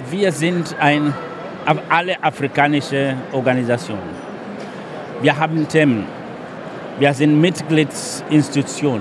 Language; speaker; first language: German; non-native, fluent; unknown